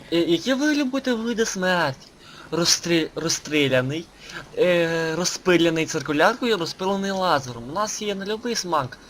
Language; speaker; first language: Ukrainian; native; Ukrainian